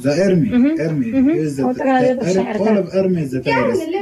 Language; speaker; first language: English; non-native, learner; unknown